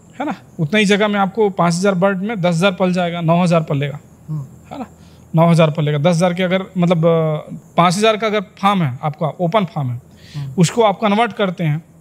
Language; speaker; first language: Hindi; native; Hindi